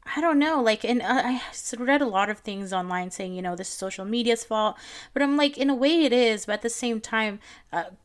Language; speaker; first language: English; non-native, local second language; Filipino